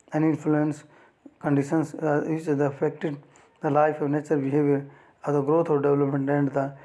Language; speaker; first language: Hindi; native; Hindi